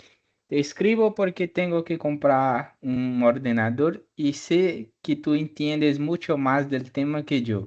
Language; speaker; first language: Spanish; non-native, fluent; Portuguese